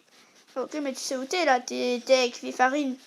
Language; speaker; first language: French; native; French